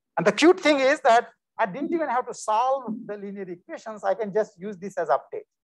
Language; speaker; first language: English; non-native, local second language; Telugu